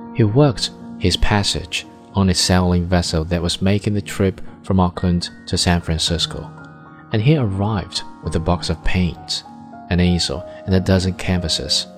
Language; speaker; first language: English; non-native, fluent; Chinese